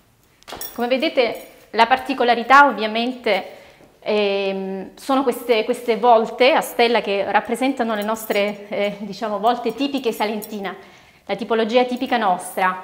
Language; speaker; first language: Italian; native; Italian